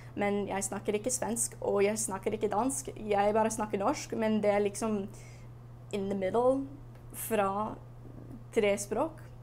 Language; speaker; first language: Norwegian; non-native, learner; English